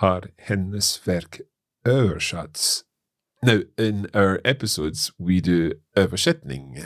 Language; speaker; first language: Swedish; non-native, learner; English